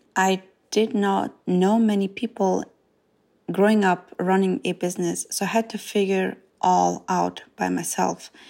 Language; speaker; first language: English; non-native, fluent; Macedonian